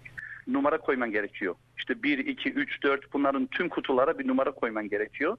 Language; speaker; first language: Turkish; early bilingual, heritage; Turkish